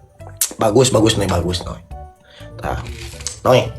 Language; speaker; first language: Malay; non-native, local second language; Sundanese